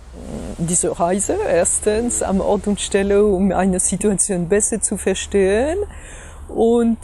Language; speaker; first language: German; non-native, fluent; French